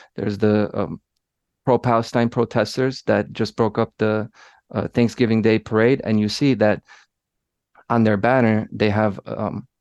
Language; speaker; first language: English; early bilingual, other home language; Polish